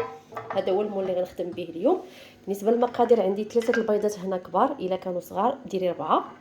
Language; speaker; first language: Arabic; native; Arabic